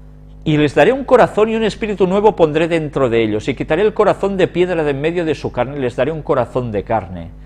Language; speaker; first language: Spanish; native; Spanish